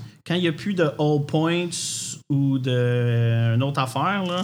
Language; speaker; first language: French; native; French